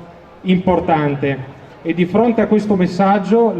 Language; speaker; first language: Italian; native; Italian